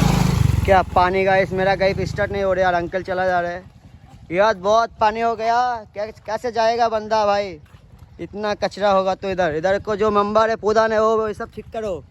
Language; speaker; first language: Hindi; non-native, local second language; Bangla